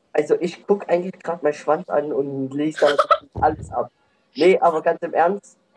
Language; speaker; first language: German; early bilingual, other home language; Vietnamese